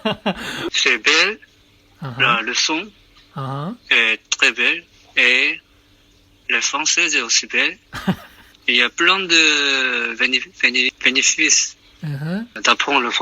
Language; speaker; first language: French; non-native, learner; Korean